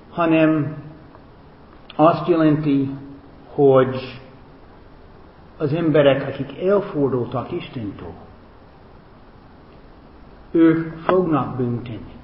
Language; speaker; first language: Hungarian; non-native, fluent; English